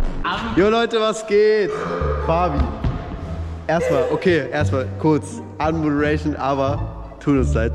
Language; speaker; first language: German; native; German